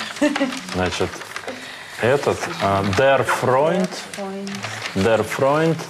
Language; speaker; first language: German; non-native, learner; Russian